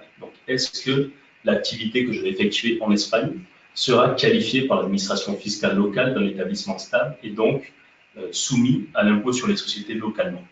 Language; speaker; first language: French; native; French